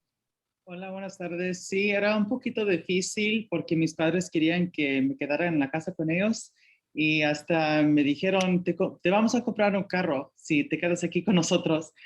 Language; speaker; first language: Spanish; early bilingual, heritage; Spanish